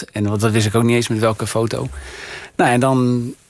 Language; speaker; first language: Dutch; native; Dutch